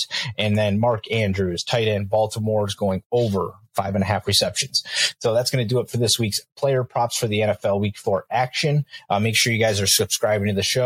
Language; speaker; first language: English; native; English